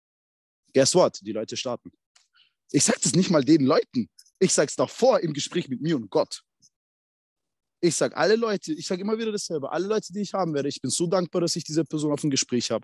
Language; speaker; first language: German; native; German